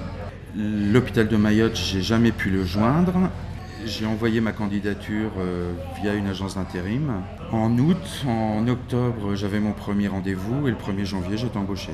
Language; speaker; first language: French; native; French